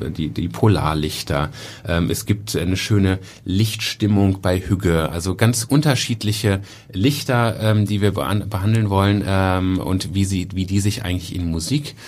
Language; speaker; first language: German; native; German